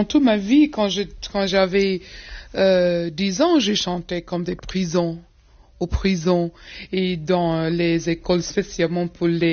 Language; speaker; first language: French; non-native, learner; English